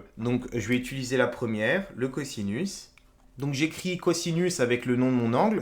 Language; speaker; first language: French; native; French